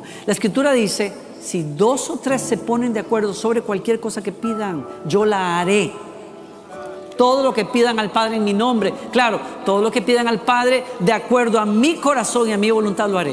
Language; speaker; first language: Spanish; native; Spanish